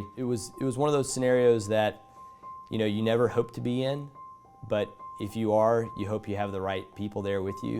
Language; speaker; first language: English; native; English